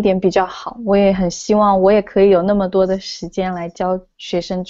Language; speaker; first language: Chinese; native; Chinese